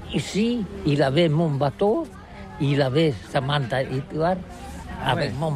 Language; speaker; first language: French; non-native, learner; Catalan